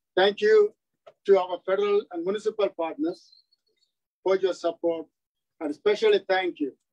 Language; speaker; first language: English; non-native, local second language; Tamil